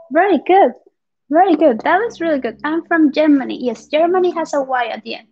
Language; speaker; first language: English; non-native, fluent; Spanish